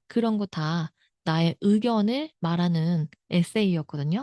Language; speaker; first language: Korean; native; Korean